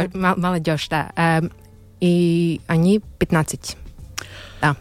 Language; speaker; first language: Russian; non-native, local second language; Latvian